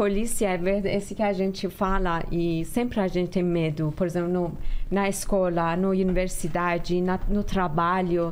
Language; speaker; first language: Portuguese; non-native, learner; Persian